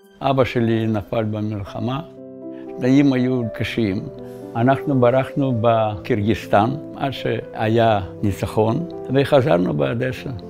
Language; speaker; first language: Hebrew; non-native, fluent; Russian